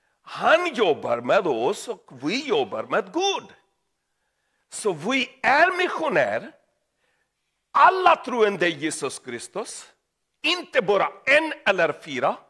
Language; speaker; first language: Swedish; non-native, learner; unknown